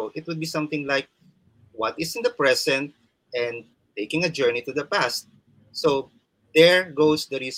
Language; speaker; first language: English; non-native, local second language; Waray